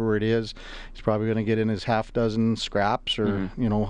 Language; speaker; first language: English; native; English